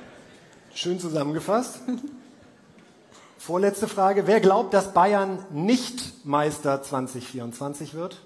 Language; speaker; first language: German; native; German